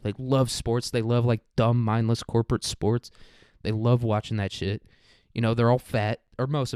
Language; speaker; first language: English; native; English